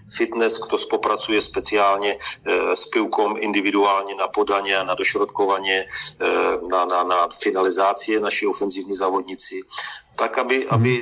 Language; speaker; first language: Polish; non-native, learner; Czech